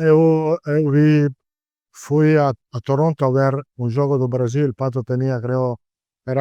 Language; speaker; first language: Portuguese; non-native, learner; Italian